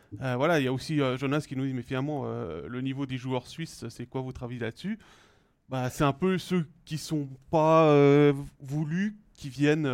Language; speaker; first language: French; native; French